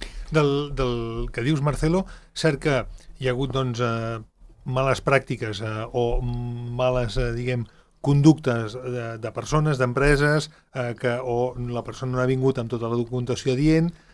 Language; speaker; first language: Catalan; native; Catalan